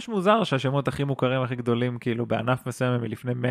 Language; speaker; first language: Hebrew; native; Hebrew